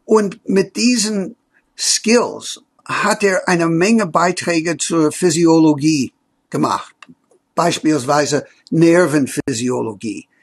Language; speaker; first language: German; non-native, fluent; English